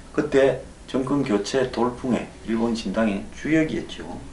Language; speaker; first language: Korean; native; Korean